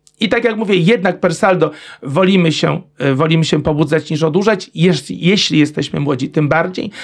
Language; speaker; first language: Polish; native; Polish